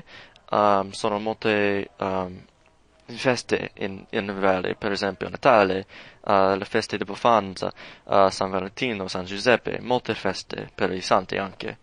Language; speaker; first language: Italian; non-native, learner; English